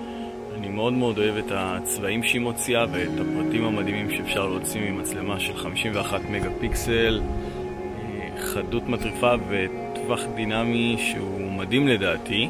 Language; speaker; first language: Hebrew; native; Hebrew